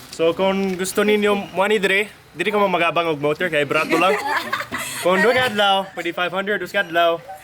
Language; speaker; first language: Cebuano; non-native, fluent; English